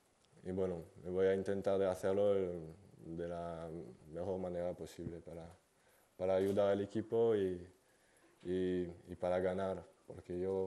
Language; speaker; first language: Spanish; non-native, learner; French